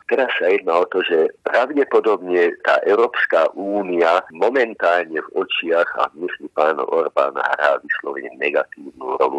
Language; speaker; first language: Slovak; non-native, local second language; Hungarian